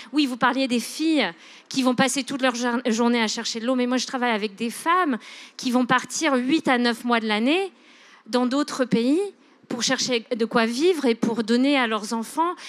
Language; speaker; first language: French; non-native, local second language; English